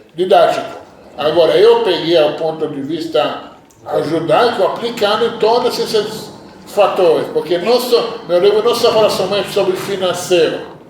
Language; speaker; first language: Portuguese; non-native, fluent; Hebrew